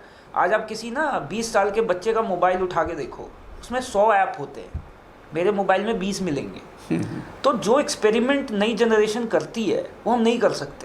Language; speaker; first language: Hindi; native; Hindi